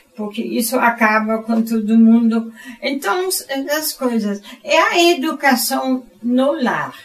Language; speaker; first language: Portuguese; non-native, fluent; German